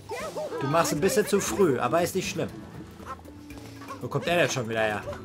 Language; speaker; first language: German; native; German